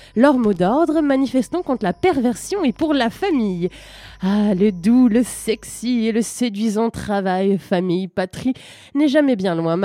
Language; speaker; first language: French; native; French